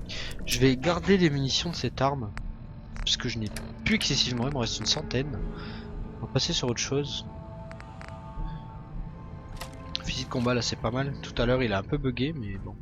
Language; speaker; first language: French; native; French